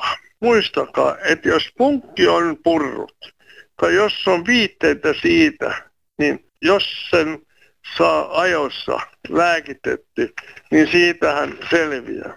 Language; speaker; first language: Finnish; native; Finnish